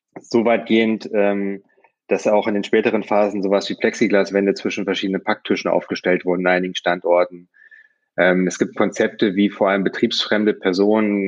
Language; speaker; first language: German; native; German